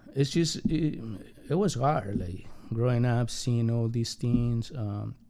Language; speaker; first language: English; non-native, learner; Spanish